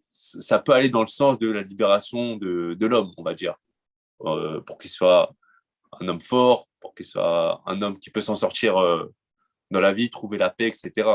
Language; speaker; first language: French; native; French